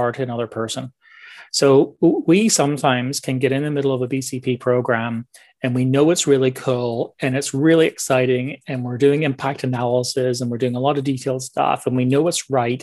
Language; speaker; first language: English; native; English